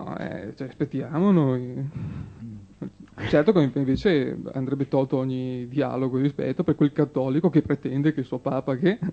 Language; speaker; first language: Italian; native; Italian